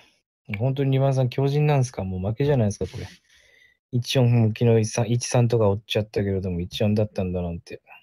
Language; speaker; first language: Japanese; native; Japanese